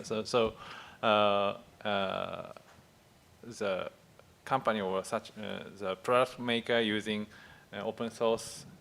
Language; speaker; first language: English; non-native, fluent; Japanese